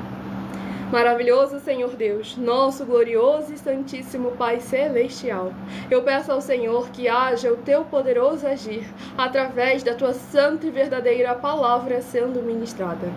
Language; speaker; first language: Portuguese; native; Portuguese